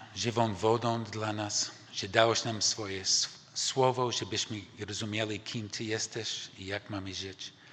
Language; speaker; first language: Polish; non-native, learner; English